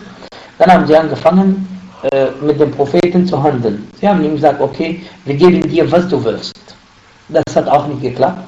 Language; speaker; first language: German; non-native, fluent; Arabic